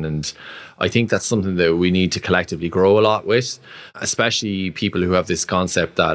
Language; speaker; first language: English; native; English